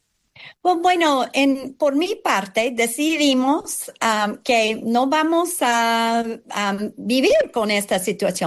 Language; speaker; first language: Spanish; non-native, fluent; English